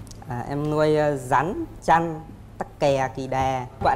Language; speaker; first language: Vietnamese; native; Vietnamese